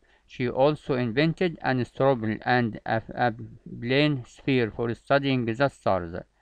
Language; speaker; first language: English; non-native, fluent; Arabic